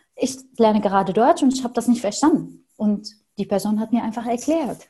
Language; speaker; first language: German; non-native, fluent; Arabic